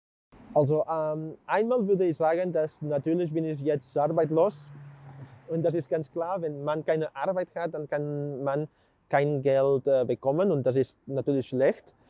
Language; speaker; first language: German; non-native, fluent; Catalan